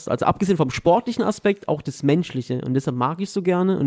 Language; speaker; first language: German; native; German